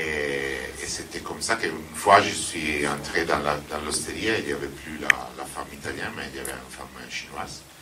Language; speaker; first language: French; non-native, fluent; Italian